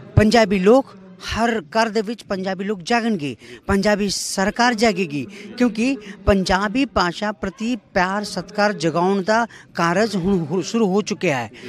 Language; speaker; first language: Punjabi; non-native, fluent; Kannada